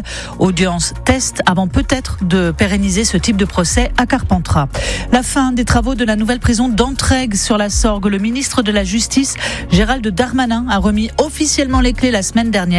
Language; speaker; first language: French; native; French